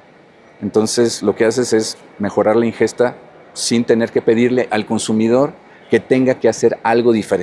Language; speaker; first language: Spanish; native; Spanish